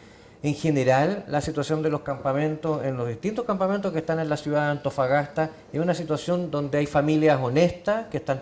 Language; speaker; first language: Spanish; native; Spanish